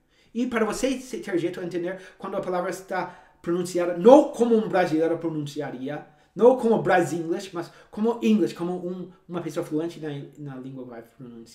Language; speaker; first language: Portuguese; non-native, fluent; English